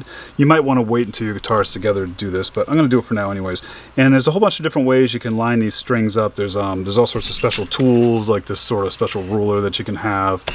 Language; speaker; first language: English; native; English